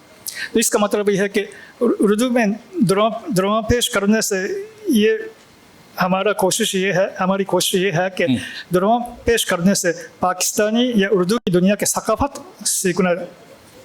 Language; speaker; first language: Hindi; non-native, fluent; Japanese